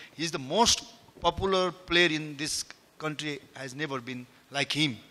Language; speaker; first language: English; non-native, local second language; Nepali